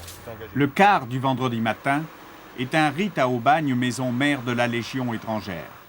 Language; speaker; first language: French; native; French